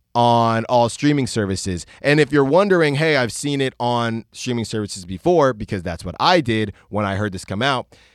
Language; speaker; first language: English; early bilingual, other home language; Spanish